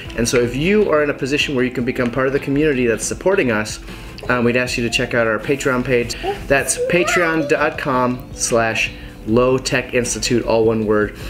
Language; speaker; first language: English; native; English